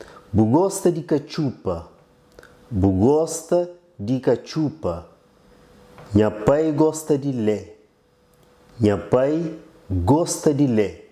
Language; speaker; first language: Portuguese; non-native, local second language; Kabuverdianu